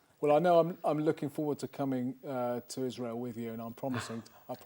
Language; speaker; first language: English; native; English